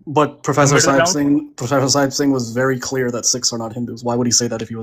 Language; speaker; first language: English; early bilingual, heritage; Punjabi